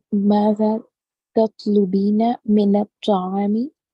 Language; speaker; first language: Arabic; non-native, learner; English